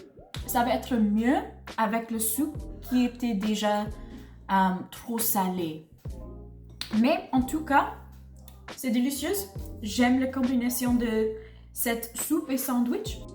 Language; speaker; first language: French; non-native, learner; English